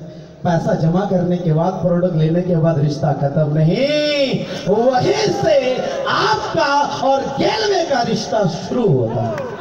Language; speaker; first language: Hindi; native; Hindi